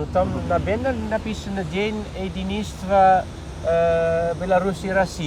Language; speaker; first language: Russian; non-native, fluent; Dutch